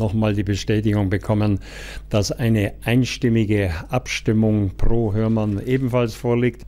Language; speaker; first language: German; native; German